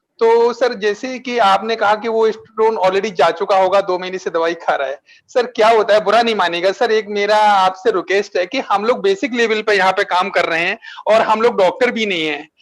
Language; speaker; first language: Hindi; native; Hindi